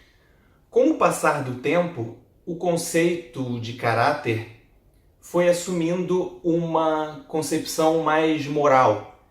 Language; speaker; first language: Portuguese; native; Portuguese